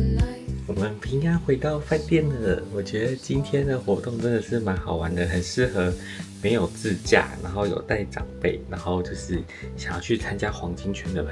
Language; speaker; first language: Chinese; native; Chinese